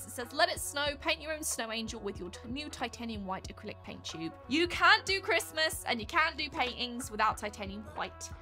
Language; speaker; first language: English; native; English